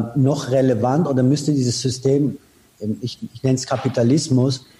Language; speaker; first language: German; non-native, fluent; Persian